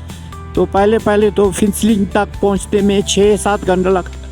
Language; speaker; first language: Hindi; non-native, fluent; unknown